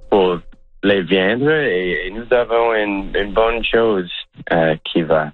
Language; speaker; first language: French; non-native, local second language; English